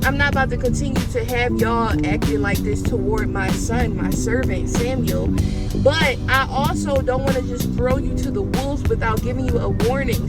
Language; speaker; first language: English; native; English